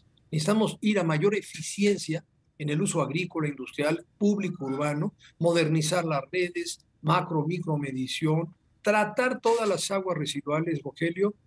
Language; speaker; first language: Spanish; native; Spanish